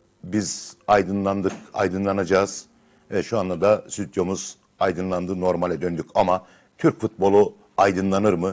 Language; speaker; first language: Turkish; native; Turkish